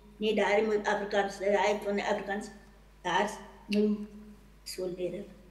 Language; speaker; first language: Afrikaans; non-native, local second language; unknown